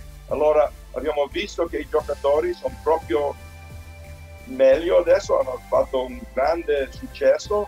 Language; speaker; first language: Italian; early bilingual, heritage; Italian